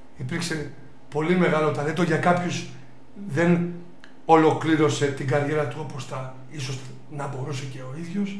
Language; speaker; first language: Greek; native; Greek